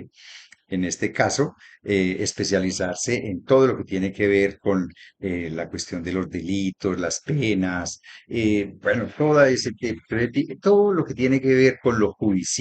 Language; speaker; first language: Spanish; native; Spanish